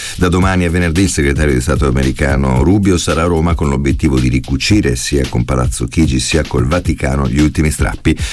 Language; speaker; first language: Italian; native; Italian